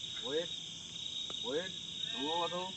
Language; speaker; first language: Indonesian; non-native, learner; Bangla